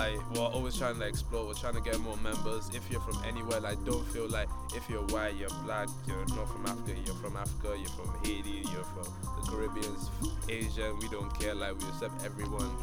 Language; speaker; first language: English; non-native, local second language; Yoruba